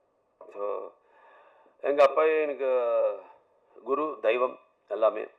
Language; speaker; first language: Tamil; non-native, learner; Telugu